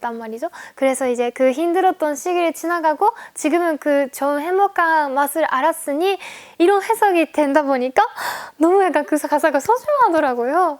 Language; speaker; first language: Korean; non-native, fluent; Japanese